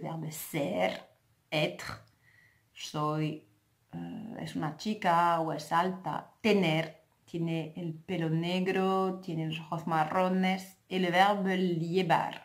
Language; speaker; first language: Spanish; non-native, fluent; French